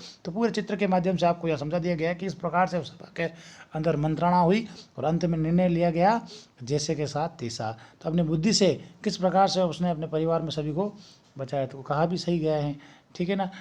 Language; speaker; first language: Hindi; native; Hindi